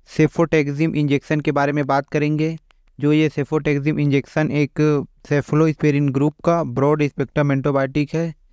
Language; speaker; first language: Hindi; native; Hindi